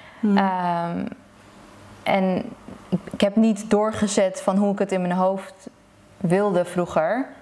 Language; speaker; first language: Dutch; early bilingual, other home language; Persian